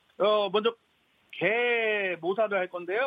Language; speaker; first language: Korean; native; Korean